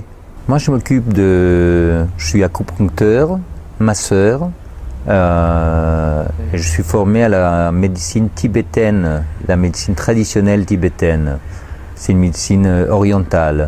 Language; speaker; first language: French; non-native, fluent; Spanish